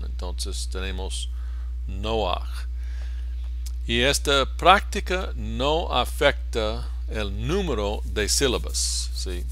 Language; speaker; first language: Spanish; non-native, fluent; English